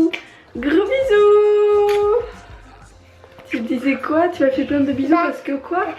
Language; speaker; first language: French; native; French